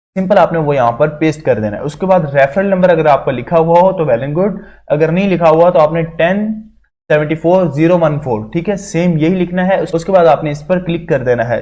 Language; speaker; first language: Urdu; non-native, local second language; Punjabi